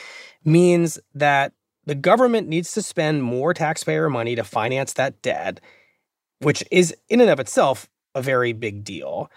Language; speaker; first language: English; native; English